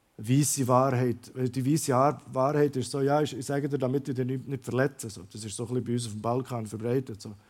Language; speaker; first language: German; early bilingual, other home language; Croatian